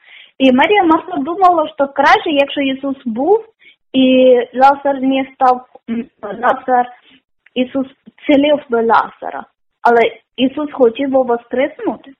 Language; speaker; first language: Ukrainian; non-native, learner; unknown